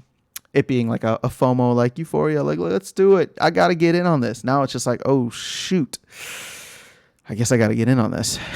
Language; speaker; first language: English; native; English